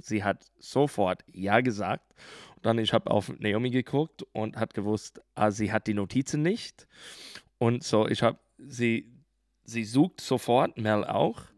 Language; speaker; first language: German; non-native, learner; English